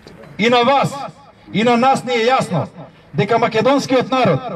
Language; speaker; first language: Macedonian; native; Macedonian